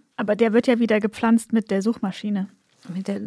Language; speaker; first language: German; native; German